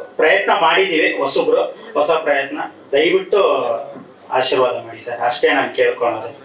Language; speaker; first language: Kannada; native; Kannada